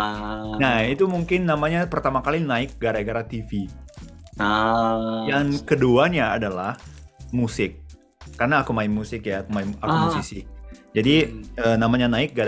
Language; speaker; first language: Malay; non-native, fluent; Japanese